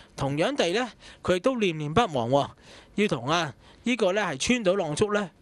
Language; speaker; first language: Cantonese; native; Cantonese